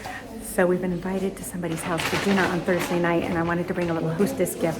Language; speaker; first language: English; native; English